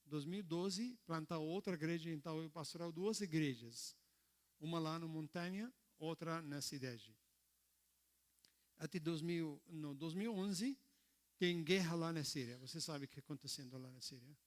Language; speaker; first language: Portuguese; non-native, learner; Arabic